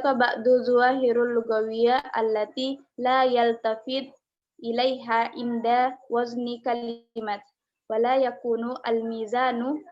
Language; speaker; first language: Arabic; non-native, learner; Indonesian